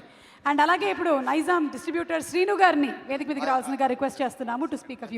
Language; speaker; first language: Telugu; native; Telugu